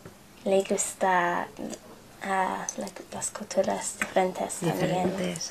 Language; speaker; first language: Spanish; non-native, learner; English